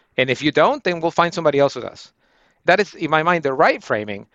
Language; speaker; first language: English; non-native, fluent; Spanish